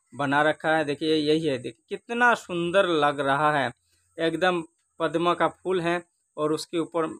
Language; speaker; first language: Hindi; non-native, local second language; Bangla